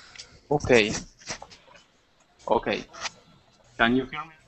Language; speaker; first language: English; non-native, learner; Arabic